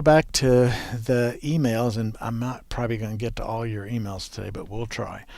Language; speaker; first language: English; native; English